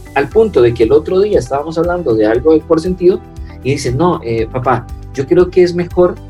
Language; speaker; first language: Spanish; non-native, fluent; French